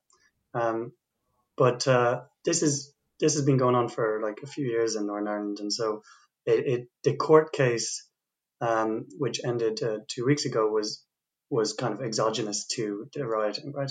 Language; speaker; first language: English; native; English